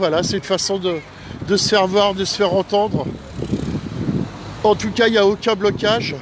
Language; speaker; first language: French; native; French